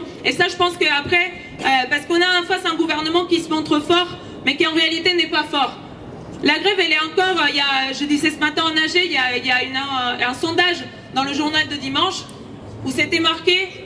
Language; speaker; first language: French; native; French